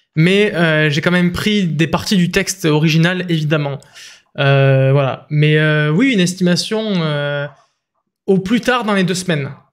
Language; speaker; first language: French; native; French